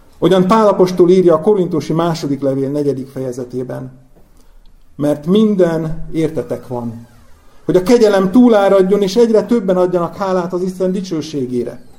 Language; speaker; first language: Hungarian; native; Hungarian